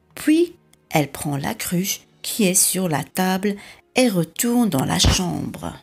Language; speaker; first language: French; native; French